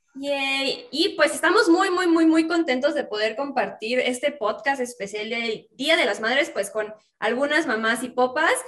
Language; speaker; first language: Spanish; native; Spanish